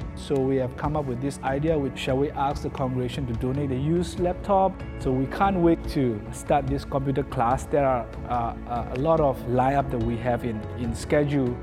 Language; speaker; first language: English; non-native, fluent; Burmese